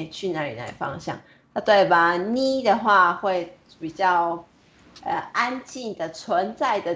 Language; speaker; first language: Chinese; non-native, fluent; Japanese